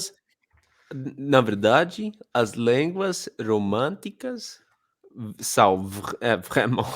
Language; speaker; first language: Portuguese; non-native, learner; English